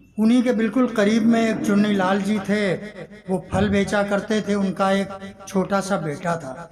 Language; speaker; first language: Urdu; native; Urdu